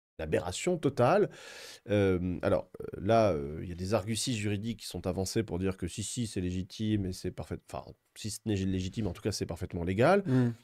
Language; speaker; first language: French; native; French